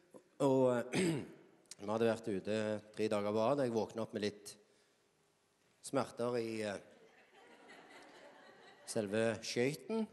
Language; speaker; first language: Norwegian; native; Norwegian